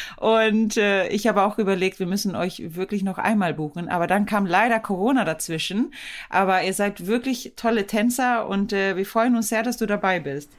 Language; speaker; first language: German; non-native, fluent; Swedish